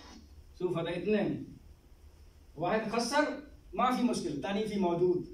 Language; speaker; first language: Arabic; non-native, learner; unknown